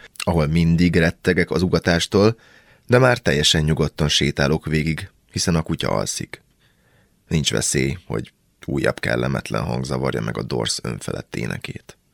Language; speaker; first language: Hungarian; native; Hungarian